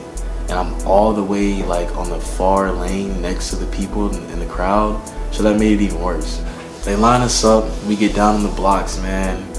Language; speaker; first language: English; native; English